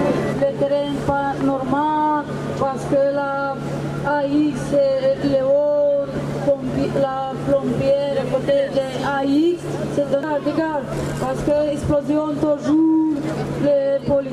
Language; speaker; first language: French; non-native, learner; Romanian